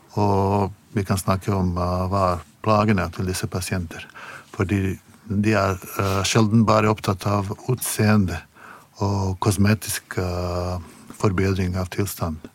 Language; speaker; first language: Norwegian; non-native, fluent; Bosnian